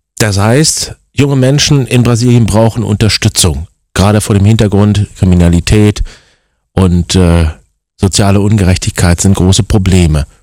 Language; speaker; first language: German; native; German